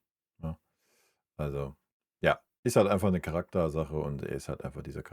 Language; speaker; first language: German; native; German